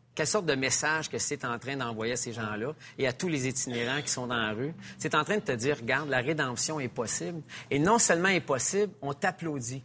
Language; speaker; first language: French; native; French